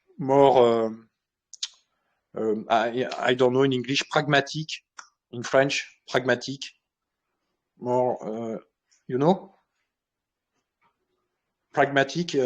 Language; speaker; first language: English; non-native, learner; French